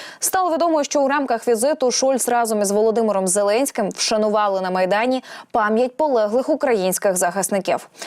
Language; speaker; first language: Ukrainian; native; Ukrainian